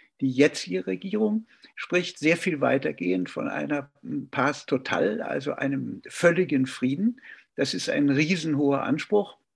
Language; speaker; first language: German; native; German